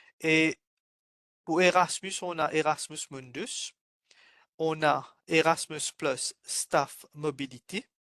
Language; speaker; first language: French; non-native, fluent; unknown